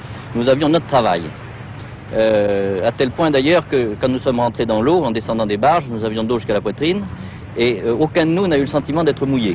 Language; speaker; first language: French; native; French